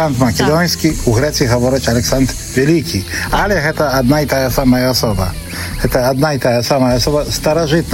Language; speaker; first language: Polish; non-native, local second language; Belarusian